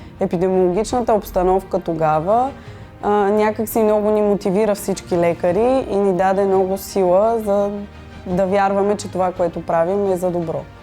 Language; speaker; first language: Bulgarian; native; Bulgarian